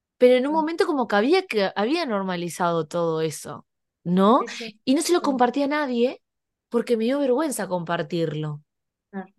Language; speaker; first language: Spanish; native; Spanish